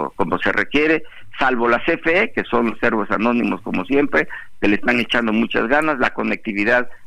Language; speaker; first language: Spanish; native; Spanish